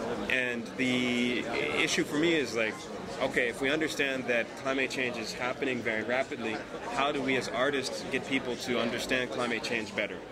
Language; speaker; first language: English; native; English